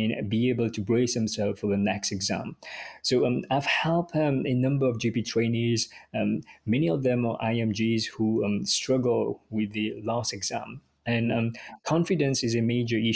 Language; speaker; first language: English; non-native, fluent; Morisyen